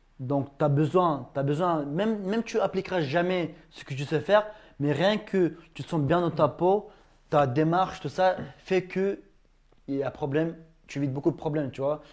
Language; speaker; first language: French; non-native, fluent; Ingush